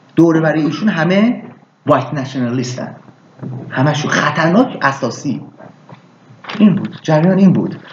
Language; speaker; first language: Persian; early bilingual, heritage; Persian